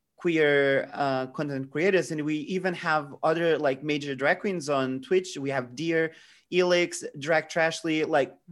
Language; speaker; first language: English; non-native, fluent; Portuguese